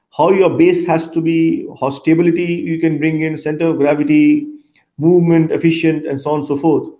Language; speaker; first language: English; non-native, local second language; Bangla